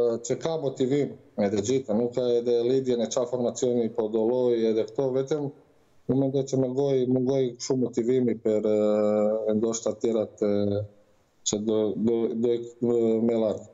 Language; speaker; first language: Albanian; non-native, learner; Croatian